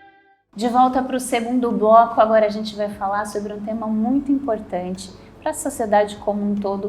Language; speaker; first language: Portuguese; native; Portuguese